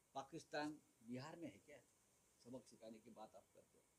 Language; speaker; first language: Hindi; non-native, local second language; Marathi